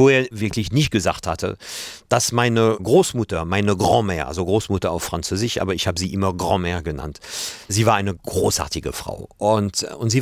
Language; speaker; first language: German; non-native, fluent; French